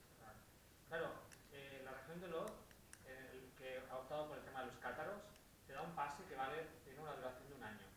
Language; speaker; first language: Spanish; native; Spanish